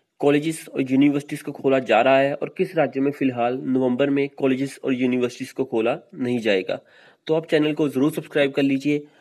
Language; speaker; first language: Hindi; non-native, local second language; Punjabi